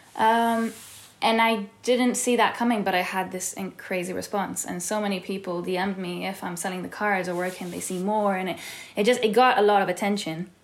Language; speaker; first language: English; early bilingual, heritage; Hebrew